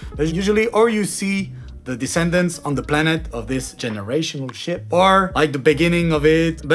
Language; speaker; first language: English; non-native, fluent; French